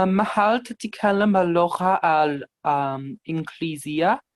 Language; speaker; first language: Arabic; non-native, learner; English